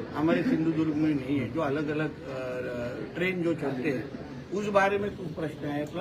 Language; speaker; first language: Hindi; non-native, local second language; Marathi